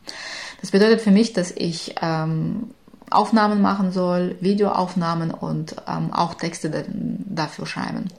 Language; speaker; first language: German; non-native, fluent; Ukrainian